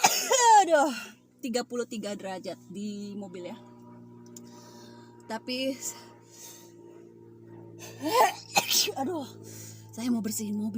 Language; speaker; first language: Indonesian; native; Indonesian